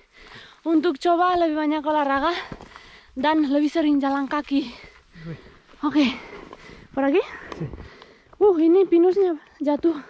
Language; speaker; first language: Indonesian; non-native, fluent; Spanish